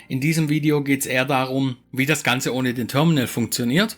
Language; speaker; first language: German; native; German